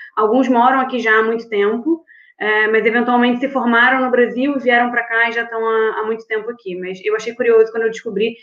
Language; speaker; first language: Portuguese; native; Portuguese